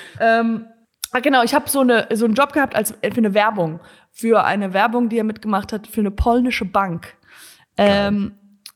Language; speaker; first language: German; native; German